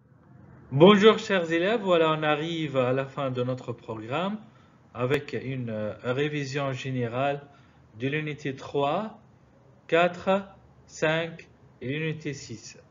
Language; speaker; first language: French; non-native, fluent; Arabic